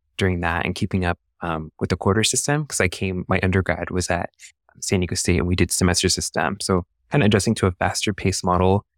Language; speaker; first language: English; native; English